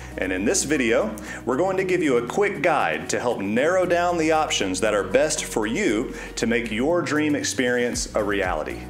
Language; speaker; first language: English; native; English